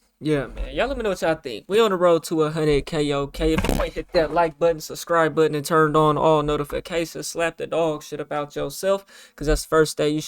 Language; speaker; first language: English; native; English